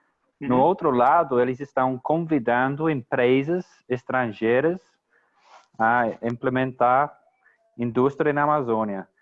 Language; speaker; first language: Portuguese; non-native, fluent; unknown